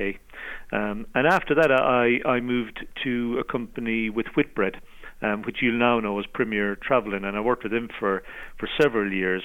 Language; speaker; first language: English; native; English